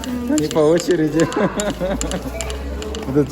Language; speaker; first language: Russian; native; Russian